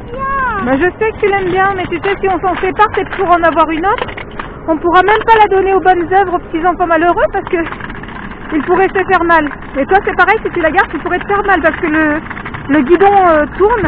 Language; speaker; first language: French; native; French